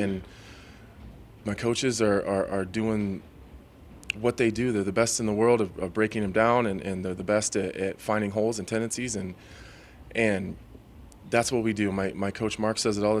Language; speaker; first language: English; native; English